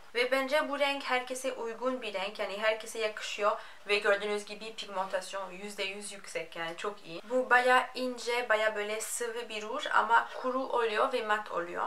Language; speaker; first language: Turkish; non-native, fluent; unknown